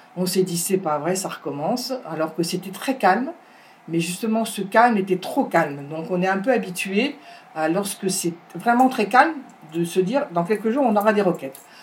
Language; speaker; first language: French; native; French